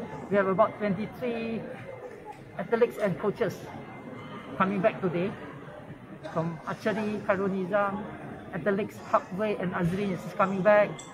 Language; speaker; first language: English; non-native, local second language; Chinese